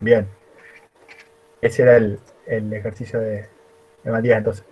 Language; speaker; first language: Spanish; native; Spanish